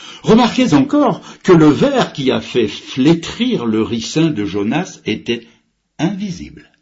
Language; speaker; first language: French; native; French